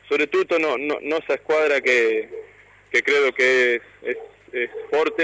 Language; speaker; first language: Italian; non-native, learner; Spanish